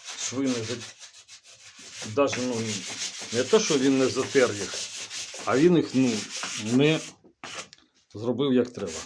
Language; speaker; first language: Ukrainian; non-native, local second language; Russian